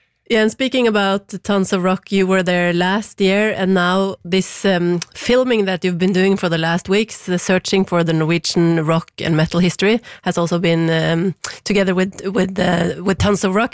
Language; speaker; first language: English; non-native, fluent; Norwegian